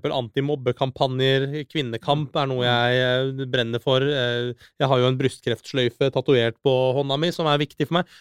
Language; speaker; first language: Norwegian; early bilingual, other home language; Persian